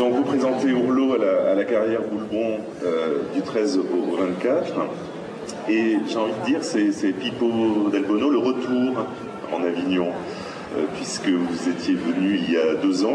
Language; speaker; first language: French; native; French